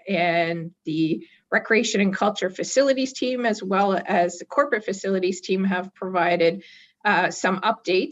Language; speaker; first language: English; native; English